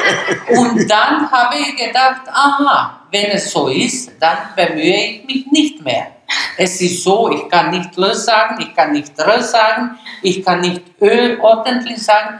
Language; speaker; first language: German; non-native, fluent; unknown